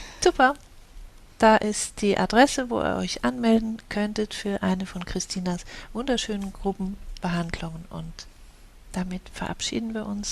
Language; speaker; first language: German; native; German